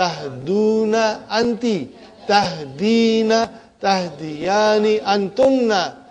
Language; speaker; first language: Arabic; non-native, fluent; Urdu